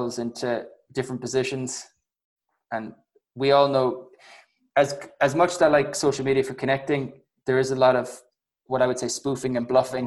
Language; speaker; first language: English; native; English